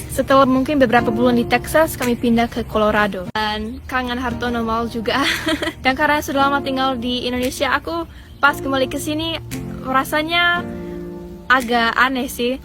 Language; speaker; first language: Indonesian; early bilingual, other home language; English